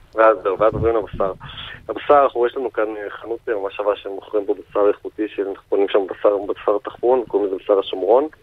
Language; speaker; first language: Hebrew; native; Hebrew